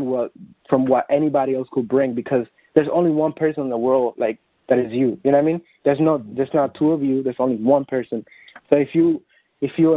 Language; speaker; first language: English; non-native, fluent; Spanish